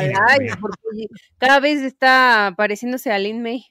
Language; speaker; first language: Spanish; native; Spanish